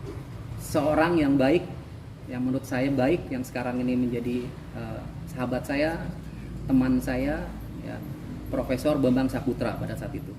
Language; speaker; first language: Indonesian; native; Indonesian